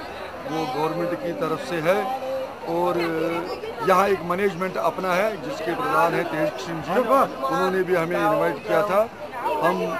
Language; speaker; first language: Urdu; non-native, local second language; Kashmiri